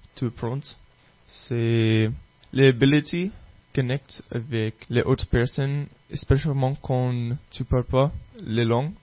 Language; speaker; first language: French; non-native, learner; English